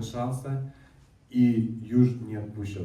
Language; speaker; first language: Polish; non-native, learner; Russian